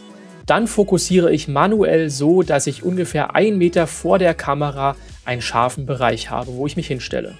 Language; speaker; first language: German; native; German